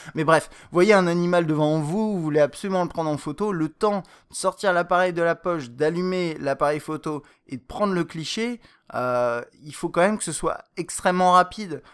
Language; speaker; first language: French; native; French